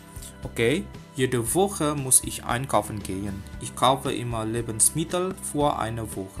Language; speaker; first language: German; non-native, learner; Indonesian